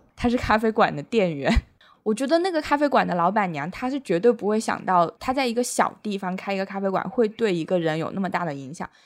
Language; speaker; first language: Chinese; native; Chinese